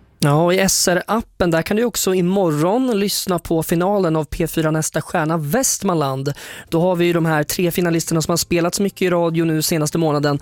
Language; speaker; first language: Swedish; native; Swedish